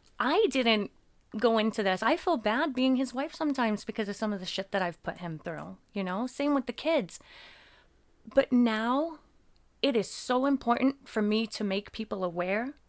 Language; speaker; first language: English; native; English